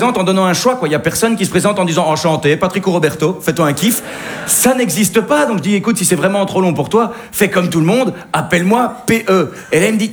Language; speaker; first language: French; native; French